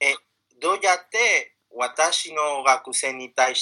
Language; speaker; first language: Japanese; non-native, fluent; Spanish